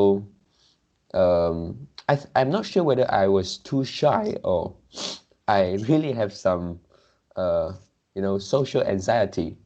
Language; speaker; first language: English; non-native, local second language; Chinese